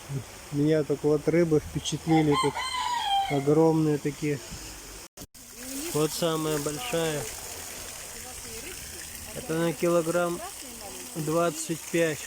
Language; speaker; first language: Russian; native; Russian